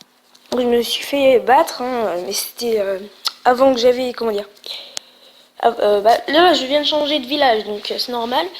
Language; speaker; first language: French; native; French